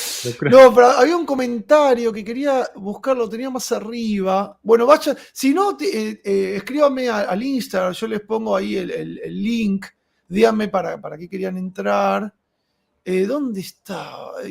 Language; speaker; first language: Spanish; native; Spanish